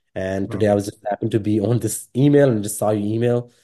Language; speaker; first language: English; non-native, local second language; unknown